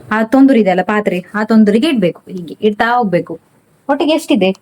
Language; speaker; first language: Kannada; non-native, local second language; Tulu